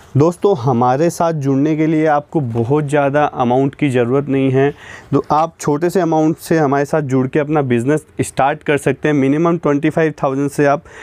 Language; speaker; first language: Hindi; native; Hindi